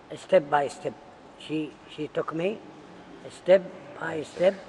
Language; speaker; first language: English; non-native, learner; Arabic